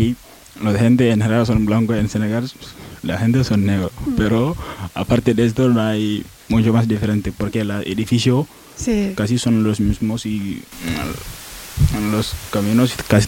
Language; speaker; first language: Spanish; non-native, learner; Wolof